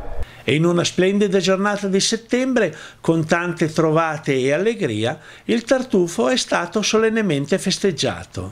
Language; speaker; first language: Italian; native; Italian